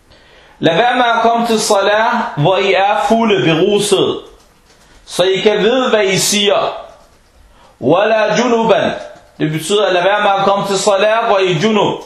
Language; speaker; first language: Danish; non-native, fluent; Arabic